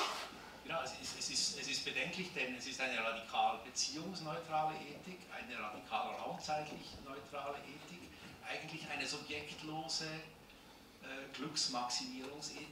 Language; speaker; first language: German; native; German